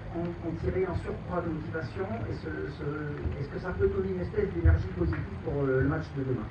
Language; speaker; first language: French; native; French